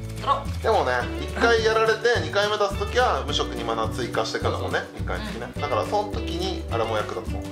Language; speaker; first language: Japanese; native; Japanese